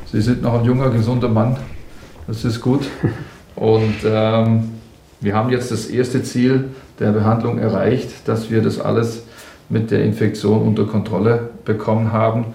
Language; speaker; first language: German; native; German